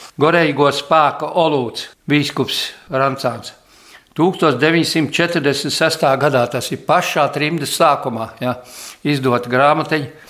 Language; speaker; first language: Latvian; early bilingual, heritage; Latvian